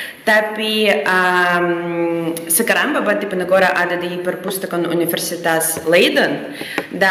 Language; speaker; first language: Indonesian; non-native, learner; Russian